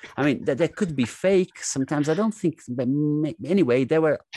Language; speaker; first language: English; non-native, fluent; Italian